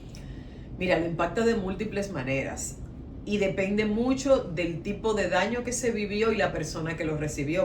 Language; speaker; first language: Spanish; native; Spanish